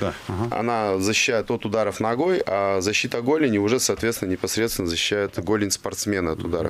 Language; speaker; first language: Russian; native; Russian